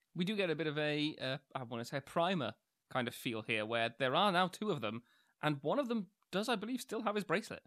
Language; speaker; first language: English; native; English